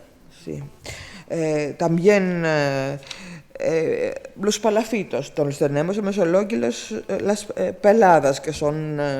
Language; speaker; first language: Spanish; non-native, fluent; Greek